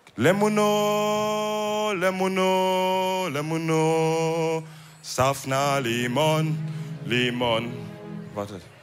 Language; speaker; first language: German; early bilingual, other home language; Wolof